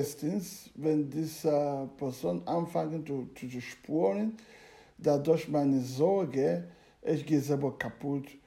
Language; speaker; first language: German; non-native, learner; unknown